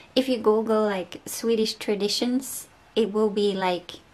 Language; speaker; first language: English; non-native, fluent; Swedish